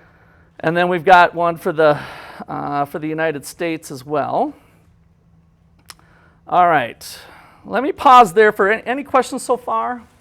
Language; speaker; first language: English; native; English